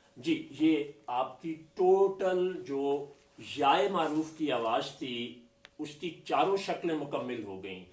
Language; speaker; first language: Urdu; non-native, local second language; Punjabi